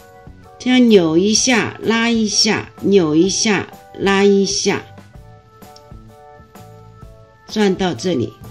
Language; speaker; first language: Chinese; native; Chinese